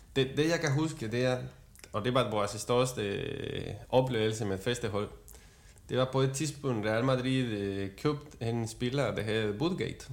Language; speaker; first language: Danish; non-native, fluent; Spanish